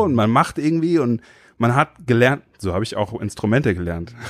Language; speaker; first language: German; non-native, fluent; English